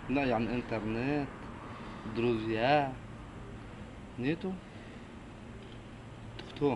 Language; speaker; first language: Russian; non-native, learner; Arabic